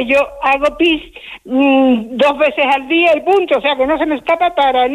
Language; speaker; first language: Spanish; native; Spanish